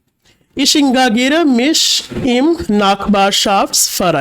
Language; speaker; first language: German; non-native, learner; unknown